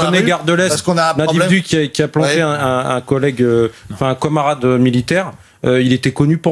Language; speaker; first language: French; native; French